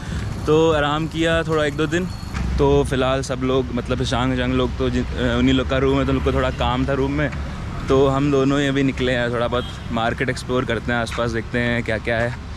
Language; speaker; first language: Hindi; native; Hindi